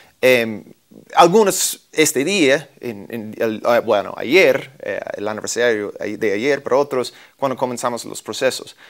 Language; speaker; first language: Spanish; non-native, fluent; English